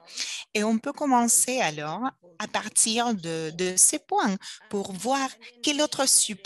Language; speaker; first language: French; non-native, fluent; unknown